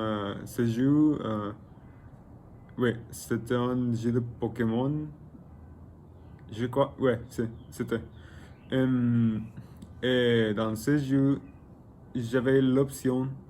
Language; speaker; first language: French; non-native, learner; Spanish